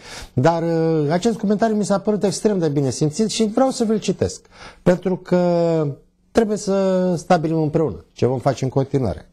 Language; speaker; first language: Romanian; native; Romanian